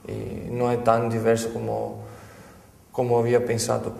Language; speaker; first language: Italian; non-native, fluent; Portuguese